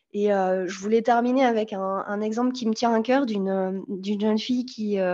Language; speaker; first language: French; native; French